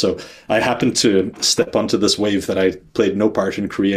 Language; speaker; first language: English; native; English